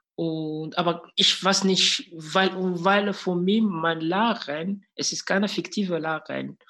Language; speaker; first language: German; non-native, fluent; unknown